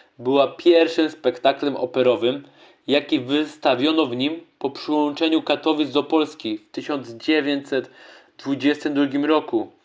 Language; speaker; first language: Polish; native; Polish